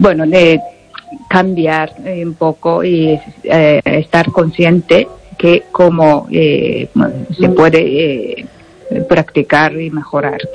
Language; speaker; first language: Spanish; non-native, learner; Japanese